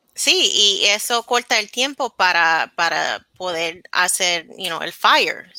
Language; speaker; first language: Spanish; early bilingual, heritage; Spanish